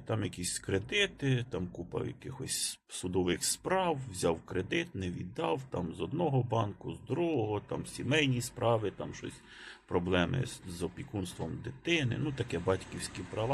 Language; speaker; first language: Ukrainian; native; Ukrainian